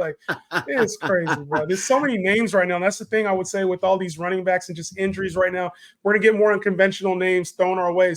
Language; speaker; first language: English; native; English